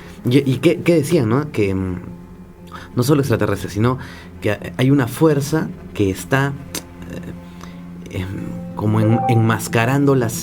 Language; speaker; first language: Spanish; native; Spanish